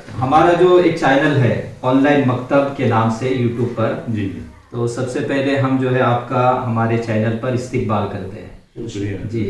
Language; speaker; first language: Urdu; native; Urdu